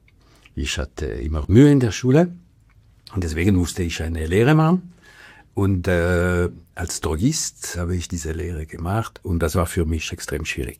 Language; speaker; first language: German; non-native, local second language; French